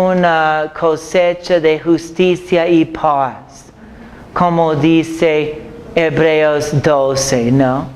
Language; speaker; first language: Spanish; non-native, fluent; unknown